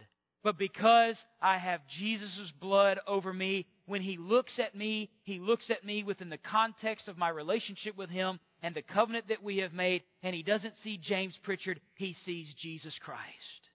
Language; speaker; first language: English; native; English